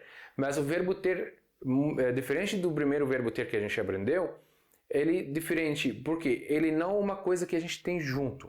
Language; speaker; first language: Portuguese; non-native, fluent; Arabic